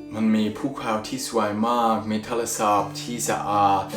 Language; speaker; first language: Thai; non-native, fluent; Swiss German